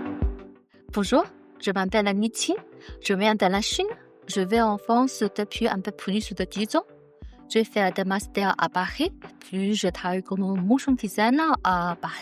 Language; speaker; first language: French; non-native, learner; Chinese